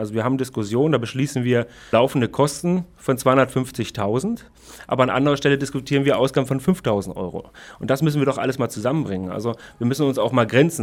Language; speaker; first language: German; native; German